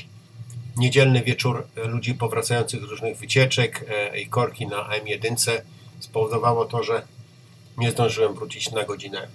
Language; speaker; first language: Polish; native; Polish